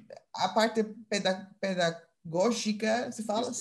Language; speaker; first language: Portuguese; non-native, fluent; Dutch